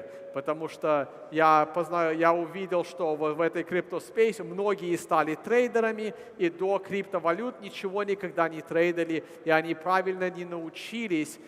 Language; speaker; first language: Russian; early bilingual, heritage; Russian